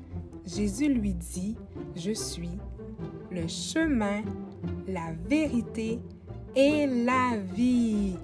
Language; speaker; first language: French; native; French